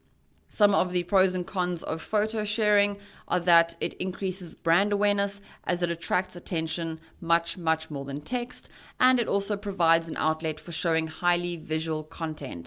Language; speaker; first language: English; native; English